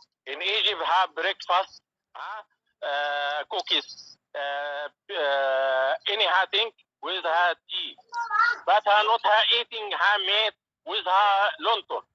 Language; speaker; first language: English; non-native, learner; Arabic